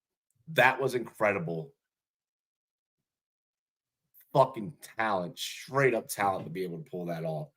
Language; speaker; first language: English; native; English